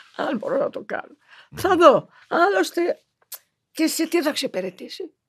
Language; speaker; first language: Greek; early bilingual, heritage; Greek